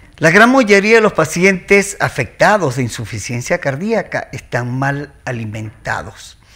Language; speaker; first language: Spanish; native; Spanish